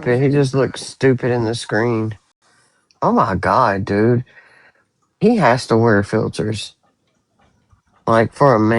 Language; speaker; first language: English; native; English